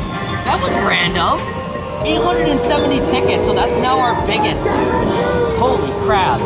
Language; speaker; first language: English; native; English